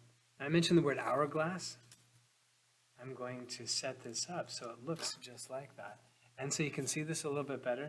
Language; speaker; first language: English; native; English